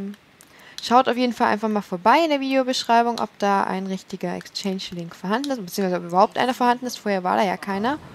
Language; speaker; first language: German; native; German